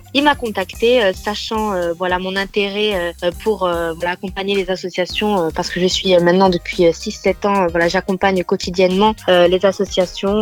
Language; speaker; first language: French; native; French